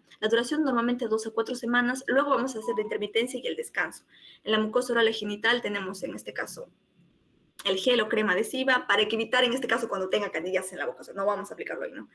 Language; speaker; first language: Spanish; native; Spanish